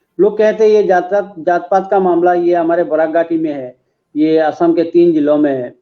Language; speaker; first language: Hindi; non-native, local second language; Bangla